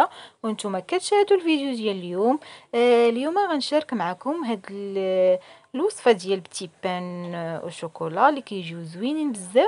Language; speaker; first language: Arabic; native; Arabic